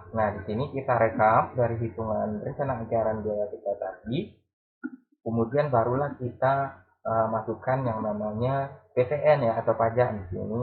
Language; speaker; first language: Indonesian; native; Indonesian